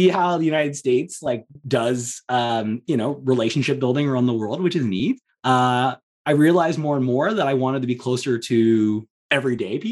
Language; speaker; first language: English; native; English